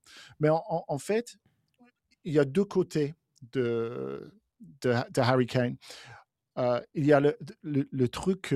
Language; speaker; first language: French; non-native, fluent; English